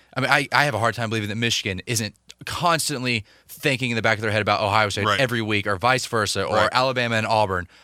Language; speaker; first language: English; native; English